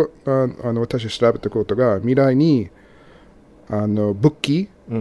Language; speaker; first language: Japanese; non-native, learner; English